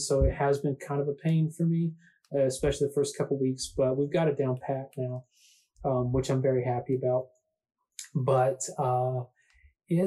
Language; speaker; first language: English; native; English